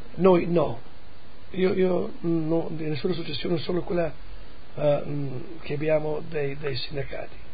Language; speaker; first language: Italian; non-native, local second language; Friulian